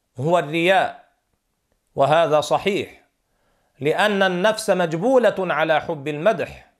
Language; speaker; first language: Arabic; native; Arabic